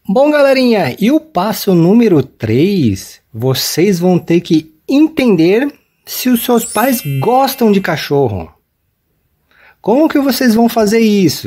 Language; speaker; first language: Portuguese; native; Portuguese